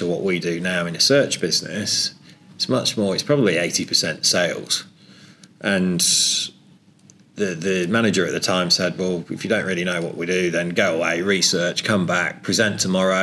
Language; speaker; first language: English; native; English